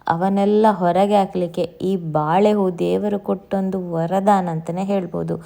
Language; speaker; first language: Kannada; native; Kannada